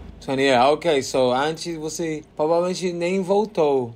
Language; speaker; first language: Portuguese; non-native, learner; English